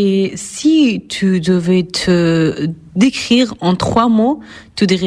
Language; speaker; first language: French; non-native, fluent; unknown